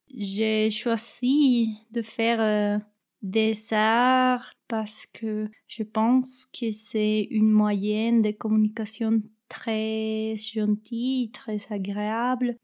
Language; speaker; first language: French; non-native, learner; Spanish